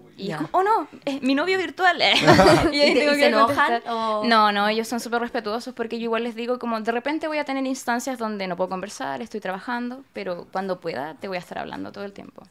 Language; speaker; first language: Spanish; native; Spanish